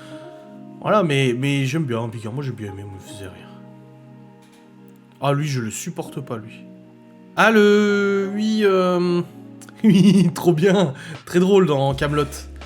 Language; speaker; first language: French; native; French